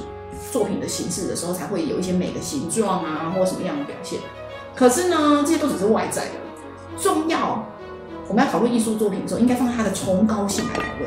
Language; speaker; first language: Chinese; native; Chinese